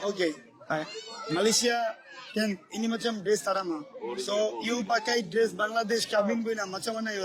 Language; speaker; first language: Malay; non-native, learner; Bangla